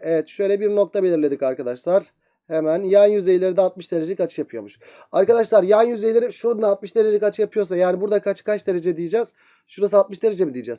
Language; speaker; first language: Turkish; native; Turkish